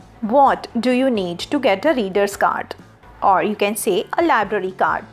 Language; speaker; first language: English; non-native, local second language; Hindi